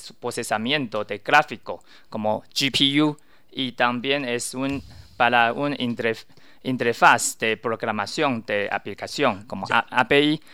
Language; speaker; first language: Spanish; non-native, learner; Chinese